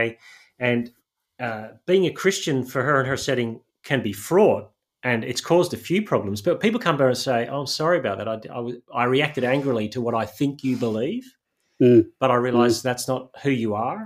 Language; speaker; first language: English; native; English